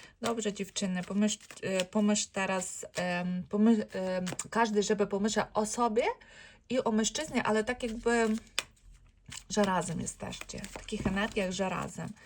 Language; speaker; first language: Polish; non-native, learner; Ukrainian